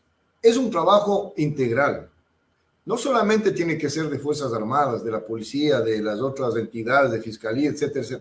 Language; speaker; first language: Spanish; native; Spanish